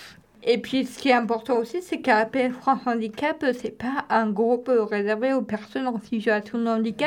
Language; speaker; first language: French; native; French